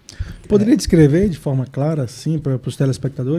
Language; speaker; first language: Portuguese; native; Portuguese